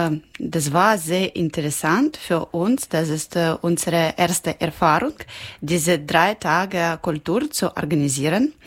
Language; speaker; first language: German; non-native, learner; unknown